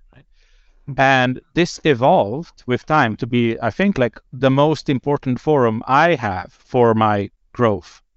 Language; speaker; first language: English; non-native, fluent; Slovenian